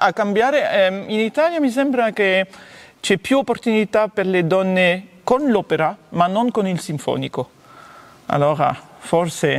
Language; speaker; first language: Italian; non-native, fluent; French